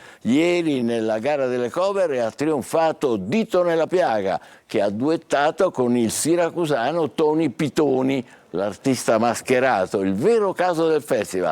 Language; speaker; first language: Italian; native; Italian